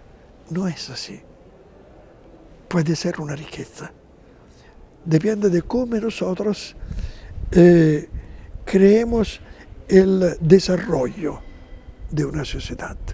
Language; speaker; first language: Spanish; non-native, fluent; Italian